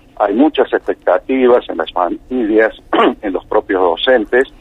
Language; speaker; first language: Spanish; native; Spanish